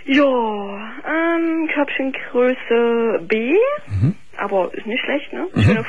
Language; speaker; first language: German; native; German